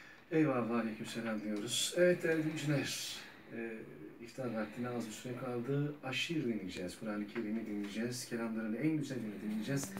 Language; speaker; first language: Turkish; native; Turkish